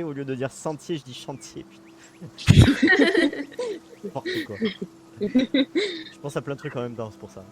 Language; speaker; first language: French; native; French